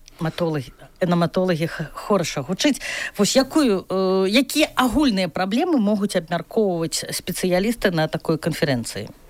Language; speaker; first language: Belarusian; native; Belarusian